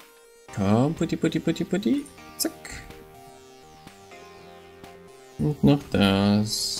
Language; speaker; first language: German; native; German